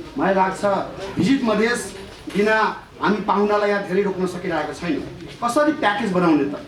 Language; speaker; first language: Nepali; non-native, local second language; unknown